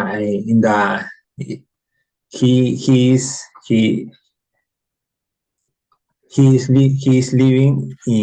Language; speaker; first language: English; non-native, learner; Spanish